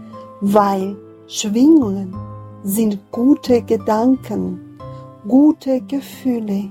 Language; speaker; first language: German; non-native, fluent; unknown